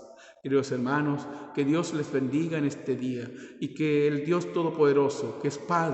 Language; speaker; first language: Spanish; native; Spanish